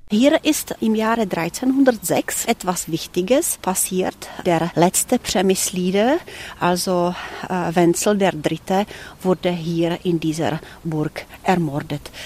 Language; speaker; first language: German; non-native, fluent; Czech